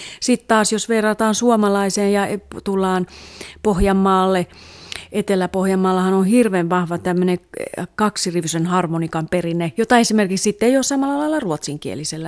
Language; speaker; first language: Finnish; non-native, local second language; Swedish